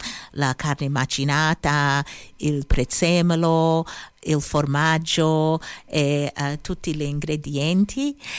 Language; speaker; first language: Italian; early bilingual, heritage; Italian